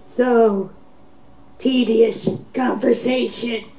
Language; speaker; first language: English; native; English